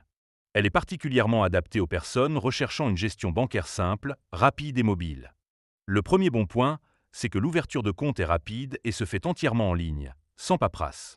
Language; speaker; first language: French; native; French